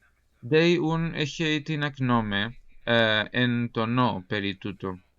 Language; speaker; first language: Greek; non-native, fluent; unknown